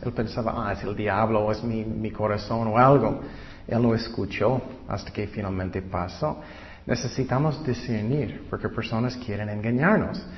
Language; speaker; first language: Spanish; non-native, fluent; English